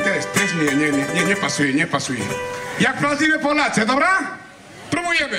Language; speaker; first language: Polish; non-native, learner; Spanish